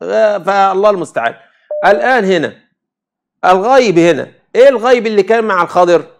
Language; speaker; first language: Arabic; native; Arabic